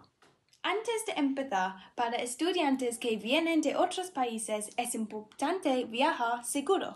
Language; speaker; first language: Spanish; non-native, learner; English